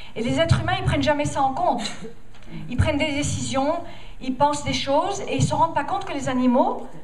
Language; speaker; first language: French; non-native, fluent; English